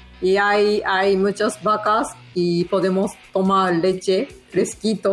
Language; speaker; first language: Spanish; non-native, learner; Japanese